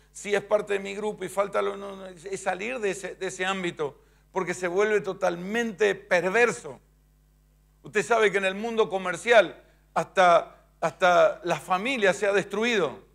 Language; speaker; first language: Spanish; native; Spanish